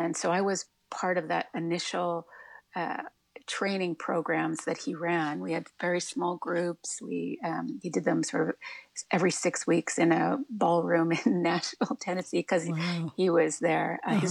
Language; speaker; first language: English; native; English